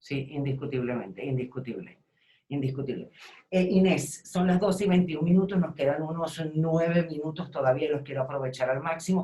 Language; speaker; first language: Spanish; native; Spanish